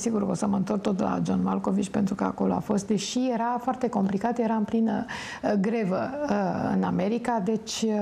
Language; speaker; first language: Romanian; native; Romanian